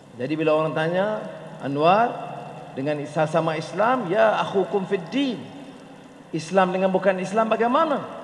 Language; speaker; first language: Malay; native; Malay